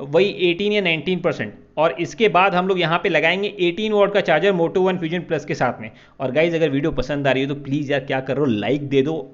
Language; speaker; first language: Hindi; native; Hindi